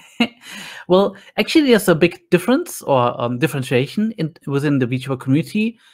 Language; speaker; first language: English; non-native, fluent; German